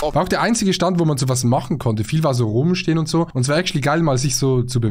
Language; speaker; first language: German; native; German